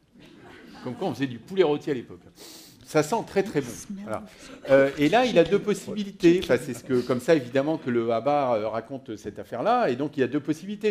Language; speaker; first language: French; native; French